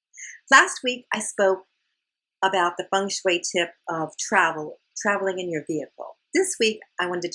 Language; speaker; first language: English; native; English